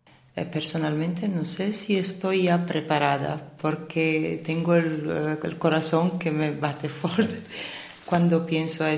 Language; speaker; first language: Spanish; non-native, fluent; Italian